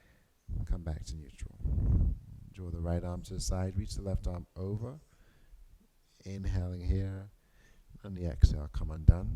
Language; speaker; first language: English; native; English